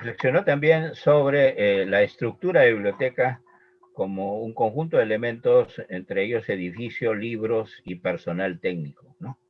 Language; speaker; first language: Spanish; native; Spanish